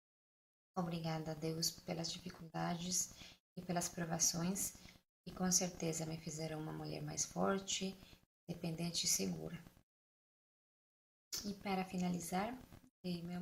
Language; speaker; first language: Portuguese; non-native, fluent; Spanish